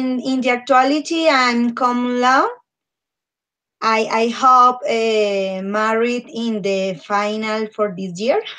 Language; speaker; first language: English; non-native, learner; Spanish